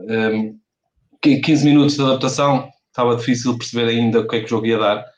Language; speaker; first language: Portuguese; early bilingual, heritage; Portuguese